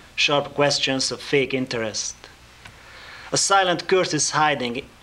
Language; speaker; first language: English; non-native, fluent; Hungarian